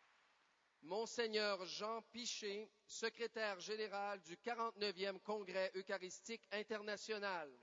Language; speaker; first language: French; native; French